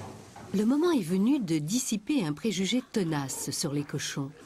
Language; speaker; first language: French; native; French